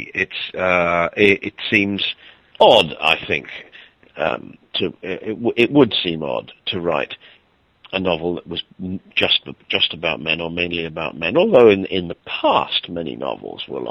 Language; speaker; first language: English; native; English